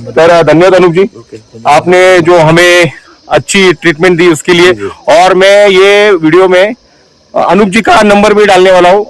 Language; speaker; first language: Hindi; non-native, local second language; Marathi